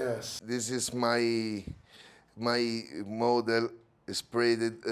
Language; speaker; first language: English; non-native, learner; Italian